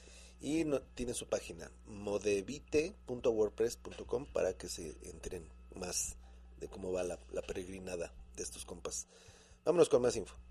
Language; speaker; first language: Spanish; native; Spanish